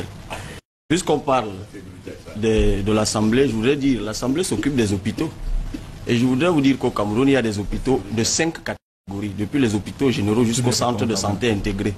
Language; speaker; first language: French; non-native, local second language; Basaa